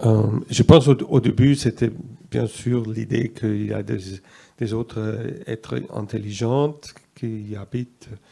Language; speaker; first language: French; non-native, fluent; German